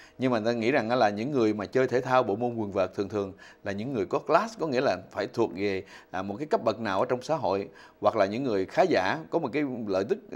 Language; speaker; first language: Vietnamese; native; Vietnamese